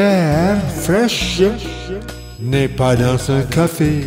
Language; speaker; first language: French; non-native, fluent; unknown